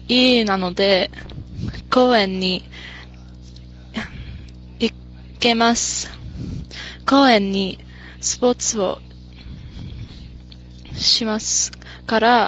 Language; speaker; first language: Japanese; non-native, learner; English